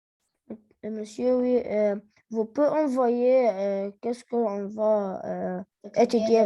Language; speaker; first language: French; non-native, local second language; Arabic